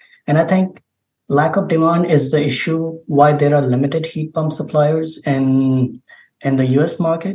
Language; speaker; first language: English; non-native, local second language; Urdu